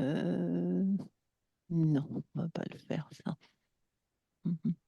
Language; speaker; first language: French; native; French